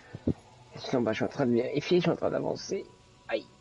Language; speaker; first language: French; native; French